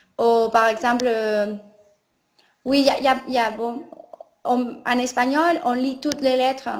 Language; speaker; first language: French; non-native, learner; Spanish